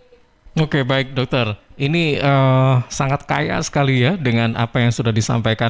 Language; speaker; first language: Indonesian; native; Indonesian